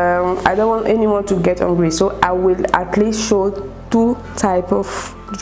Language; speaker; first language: English; non-native, local second language; French